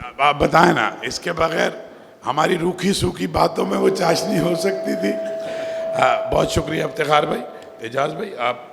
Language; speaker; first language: Urdu; native; Urdu